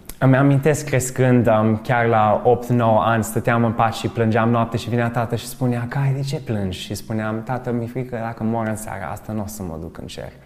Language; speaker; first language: Romanian; early bilingual, other home language; English